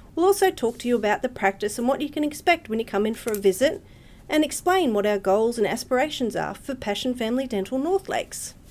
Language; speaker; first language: English; native; English